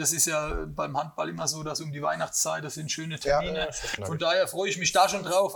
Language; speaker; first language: German; native; German